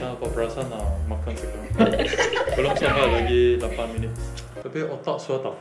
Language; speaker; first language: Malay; non-native, local second language; Chinese